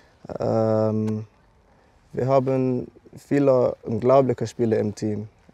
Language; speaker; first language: German; non-native, learner; English